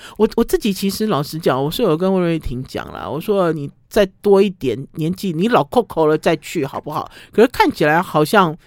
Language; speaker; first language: Chinese; native; Chinese